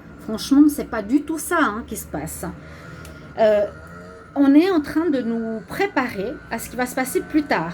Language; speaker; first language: French; native; French